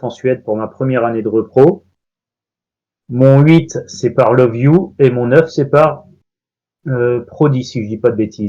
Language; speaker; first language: French; native; French